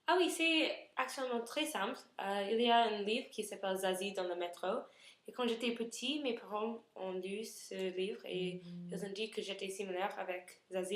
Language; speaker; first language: French; non-native, learner; English